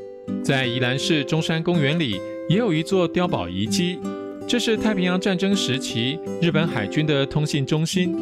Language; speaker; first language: Chinese; native; Chinese